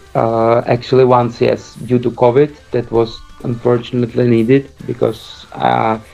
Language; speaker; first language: English; early bilingual, other home language; Czech